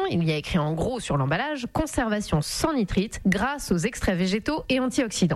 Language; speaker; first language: French; native; French